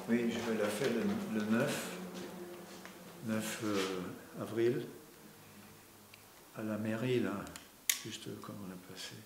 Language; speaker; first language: French; non-native, fluent; German